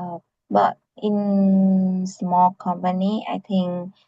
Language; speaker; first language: English; non-native, learner; Vietnamese